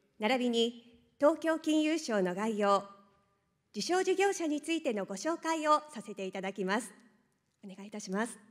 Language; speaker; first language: Japanese; native; Japanese